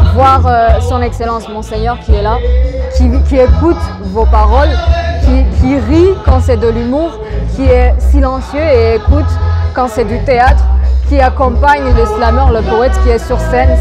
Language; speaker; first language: French; non-native, local second language; Rundi